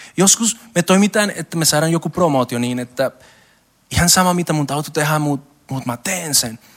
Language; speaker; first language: Finnish; non-native, learner; Spanish